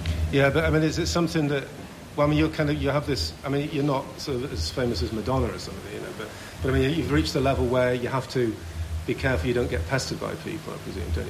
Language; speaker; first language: English; native; English